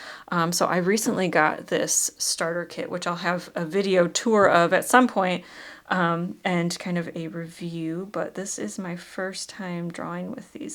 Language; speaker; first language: English; native; English